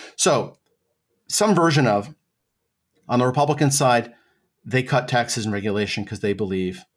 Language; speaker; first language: English; native; English